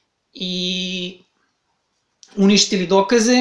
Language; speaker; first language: Serbian; native; Serbian